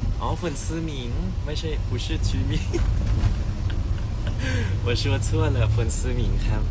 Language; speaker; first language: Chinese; non-native, learner; Thai